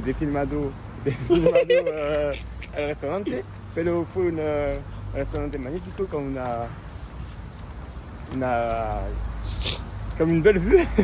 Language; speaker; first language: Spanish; non-native, learner; French